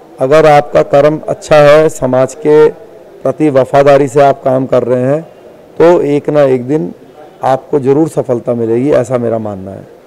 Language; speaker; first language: Hindi; native; Hindi